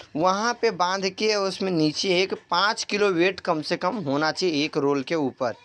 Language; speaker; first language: Hindi; native; Hindi